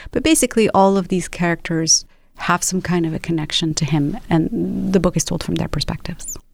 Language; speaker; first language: English; non-native, fluent; Arabic